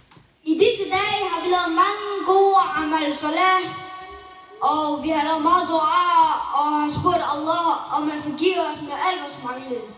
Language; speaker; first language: Danish; non-native, learner; Malay